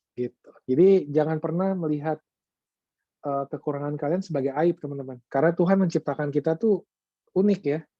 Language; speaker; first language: Indonesian; native; Indonesian